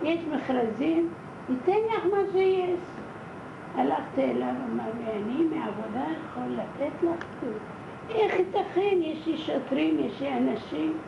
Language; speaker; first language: Hebrew; non-native, fluent; Arabic